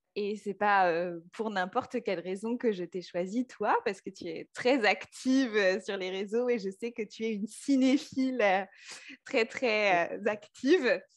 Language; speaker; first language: French; native; French